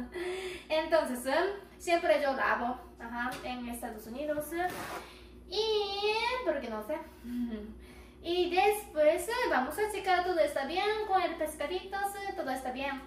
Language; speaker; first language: Spanish; non-native, learner; Japanese